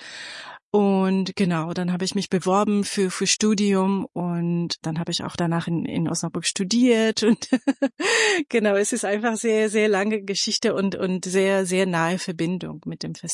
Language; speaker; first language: German; non-native, fluent; Persian